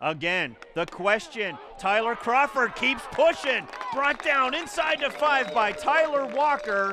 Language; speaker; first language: English; native; English